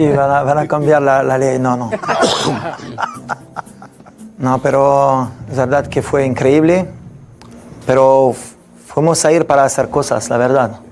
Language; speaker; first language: Spanish; non-native, fluent; French